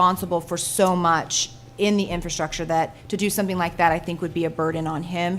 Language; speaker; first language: English; native; English